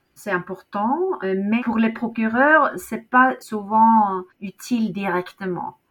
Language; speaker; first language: French; non-native, fluent; Norwegian